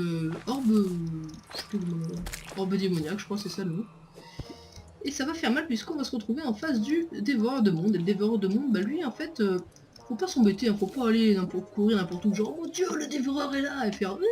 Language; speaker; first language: French; native; French